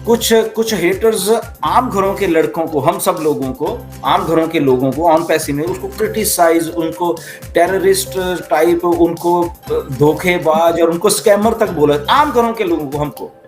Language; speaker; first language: Hindi; native; Hindi